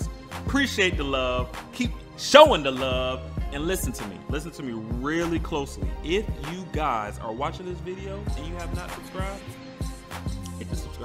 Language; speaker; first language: English; native; English